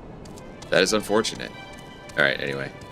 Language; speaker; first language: English; native; English